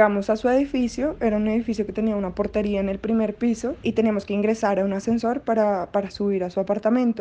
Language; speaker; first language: Spanish; native; Spanish